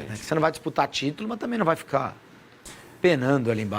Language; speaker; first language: Portuguese; native; Portuguese